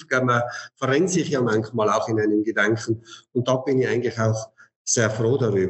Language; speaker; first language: German; native; German